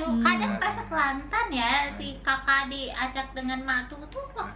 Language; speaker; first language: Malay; non-native, local second language; Sundanese